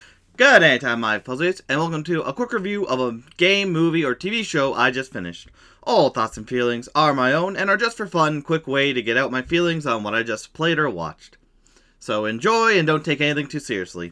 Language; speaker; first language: English; native; English